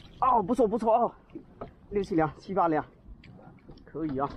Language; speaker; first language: Chinese; native; Chinese